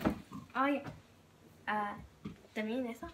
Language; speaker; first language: Spanish; early bilingual, heritage; Spanish